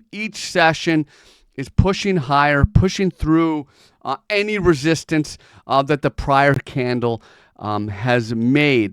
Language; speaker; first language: English; native; English